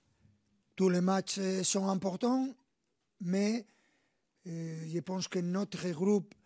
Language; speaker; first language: French; non-native, fluent; Spanish